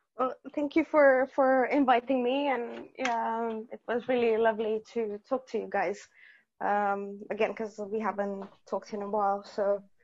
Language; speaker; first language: English; non-native, fluent; Romanian